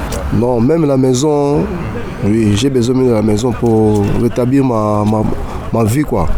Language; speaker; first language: French; non-native, learner; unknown